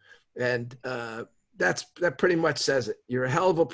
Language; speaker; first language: English; native; English